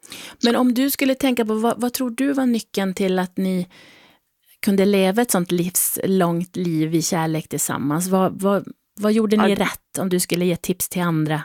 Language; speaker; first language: Swedish; native; Swedish